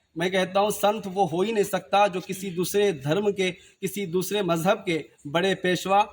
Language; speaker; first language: Urdu; native; Urdu